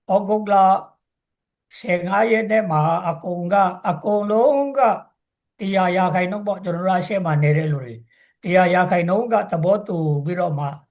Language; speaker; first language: Burmese; non-native, local second language; Tangkhul Naga (India)